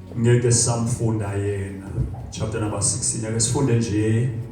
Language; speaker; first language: Zulu; non-native, local second language; Xhosa